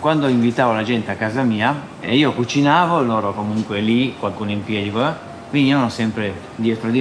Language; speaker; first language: Italian; native; Italian